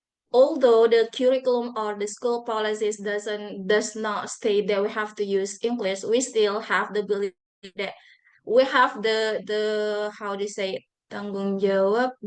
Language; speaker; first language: English; non-native, fluent; Buginese